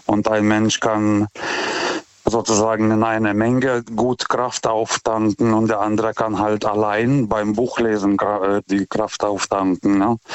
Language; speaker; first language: German; non-native, fluent; Lithuanian